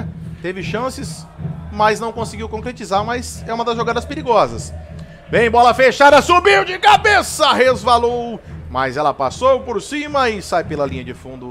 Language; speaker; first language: Portuguese; native; Portuguese